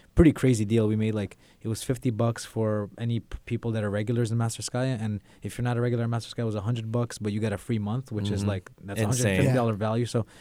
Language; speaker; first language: English; native; English